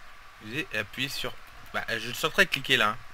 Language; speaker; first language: French; native; French